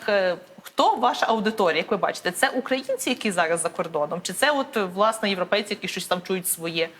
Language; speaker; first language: Ukrainian; native; Ukrainian